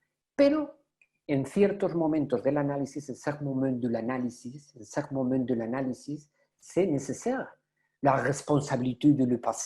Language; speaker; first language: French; non-native, learner; Spanish